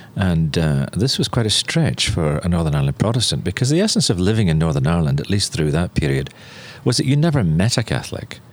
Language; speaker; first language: English; native; English